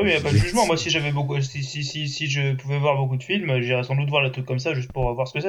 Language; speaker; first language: French; native; French